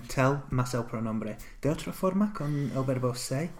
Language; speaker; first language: Spanish; non-native, fluent; English